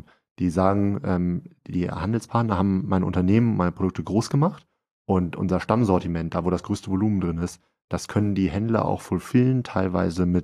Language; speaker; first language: German; native; German